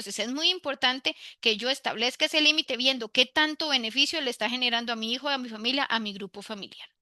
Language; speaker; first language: Spanish; native; Spanish